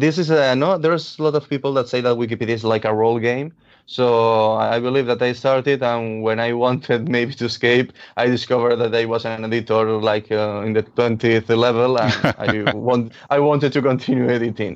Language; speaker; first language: English; non-native, fluent; Catalan